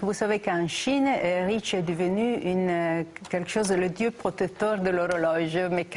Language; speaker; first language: French; non-native, fluent; Italian